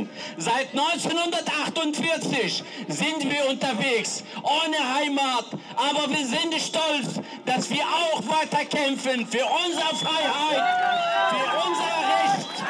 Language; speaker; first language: German; non-native, fluent; Arabic